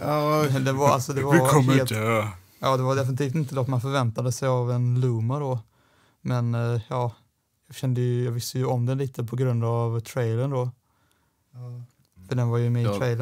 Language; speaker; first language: Swedish; native; Swedish